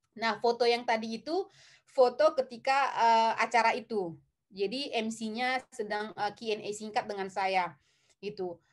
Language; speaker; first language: Indonesian; non-native, local second language; Batak Toba